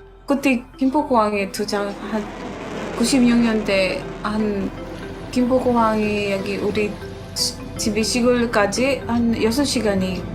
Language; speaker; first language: Korean; non-native, fluent; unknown